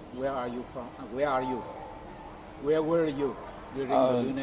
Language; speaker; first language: English; non-native, fluent; Vietnamese